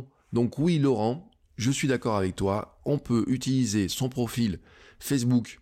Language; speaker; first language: French; native; French